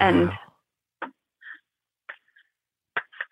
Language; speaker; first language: English; native; English